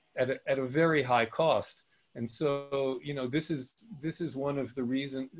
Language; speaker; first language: English; native; English